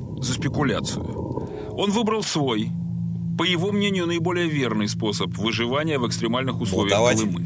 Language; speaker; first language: Russian; native; Russian